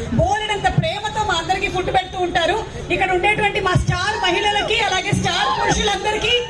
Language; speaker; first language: Telugu; native; Telugu